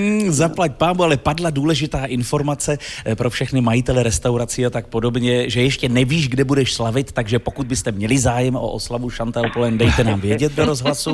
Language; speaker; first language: Czech; native; Czech